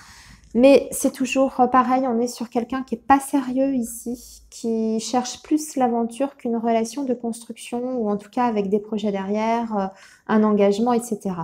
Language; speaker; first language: French; native; French